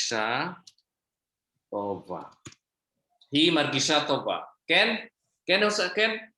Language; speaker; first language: Hebrew; non-native, fluent; Indonesian